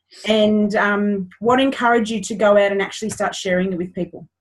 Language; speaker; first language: English; native; English